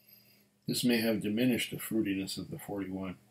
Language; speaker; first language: English; native; English